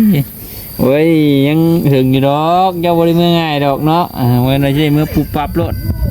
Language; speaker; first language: Thai; native; Thai